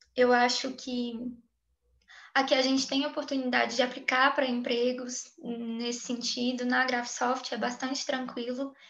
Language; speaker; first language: Portuguese; native; Portuguese